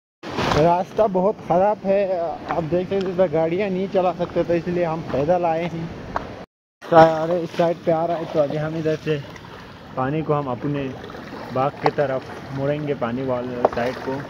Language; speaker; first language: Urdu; non-native, local second language; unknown